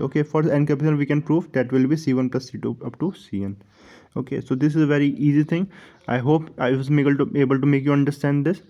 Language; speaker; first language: English; non-native, local second language; Hindi